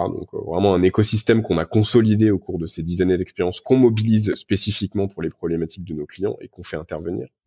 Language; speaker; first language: French; native; French